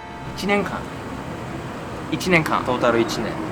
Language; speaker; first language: Japanese; native; Japanese